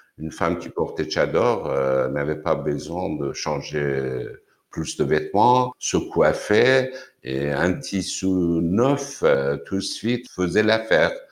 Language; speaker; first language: French; non-native, fluent; Persian